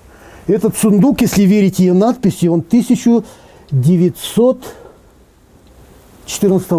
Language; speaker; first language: Russian; native; Russian